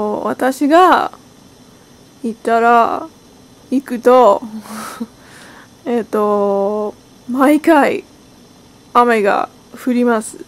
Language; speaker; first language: Japanese; non-native, learner; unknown